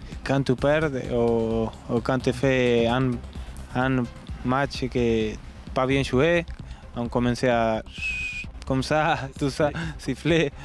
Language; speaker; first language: French; non-native, learner; Spanish